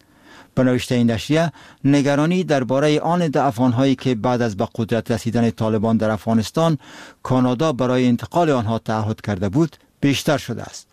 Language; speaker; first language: Persian; native; Persian